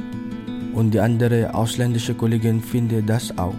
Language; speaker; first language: German; non-native, learner; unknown